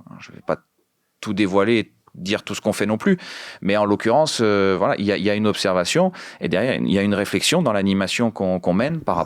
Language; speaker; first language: French; native; French